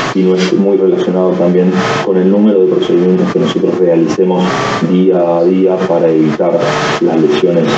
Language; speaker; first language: Spanish; native; Spanish